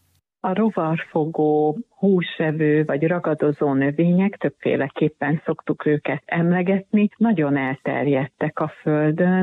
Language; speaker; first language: Hungarian; native; Hungarian